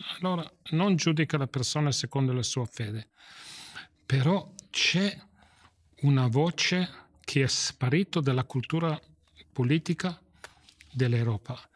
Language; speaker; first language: Italian; non-native, fluent; English